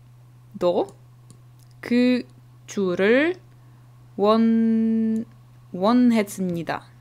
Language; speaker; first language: Korean; non-native, learner; Czech